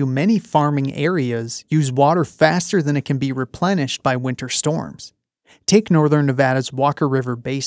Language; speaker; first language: English; native; English